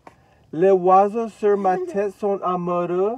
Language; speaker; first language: French; non-native, learner; English